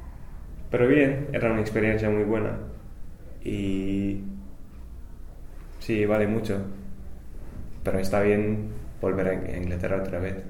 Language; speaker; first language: Spanish; non-native, fluent; English